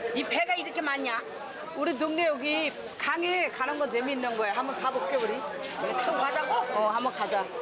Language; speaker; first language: Korean; non-native, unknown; Bangla